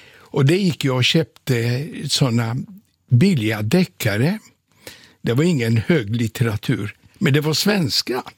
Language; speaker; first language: Swedish; non-native, fluent; Polish